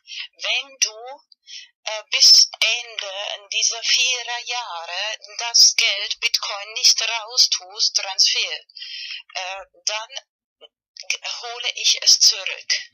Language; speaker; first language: German; non-native, fluent; Spanish